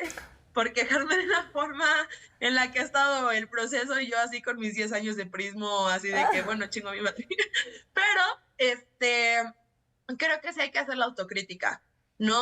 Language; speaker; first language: Spanish; native; Spanish